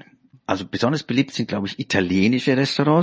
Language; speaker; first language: German; native; German